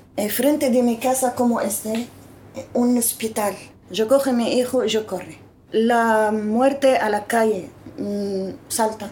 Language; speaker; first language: Spanish; non-native, learner; Arabic